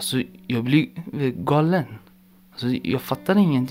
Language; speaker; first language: Swedish; non-native, learner; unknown